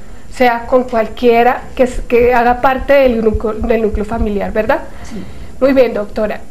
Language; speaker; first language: Spanish; native; Spanish